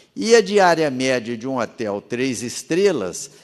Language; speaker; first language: Portuguese; native; Portuguese